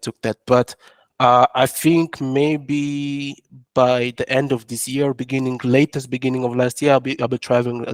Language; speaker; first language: English; non-native, fluent; French